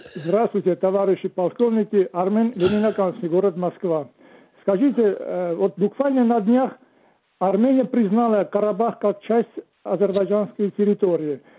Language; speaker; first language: Russian; non-native, local second language; Armenian